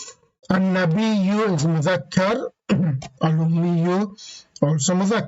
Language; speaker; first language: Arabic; non-native, fluent; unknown